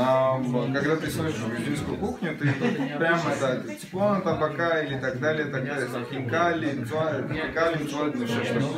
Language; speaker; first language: Russian; non-native, fluent; Georgian